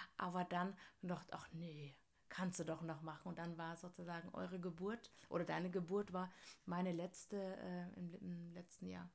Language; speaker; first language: German; native; German